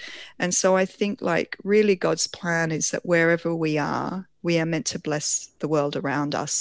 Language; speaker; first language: English; native; English